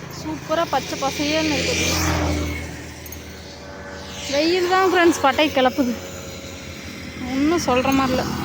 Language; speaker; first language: Tamil; native; Tamil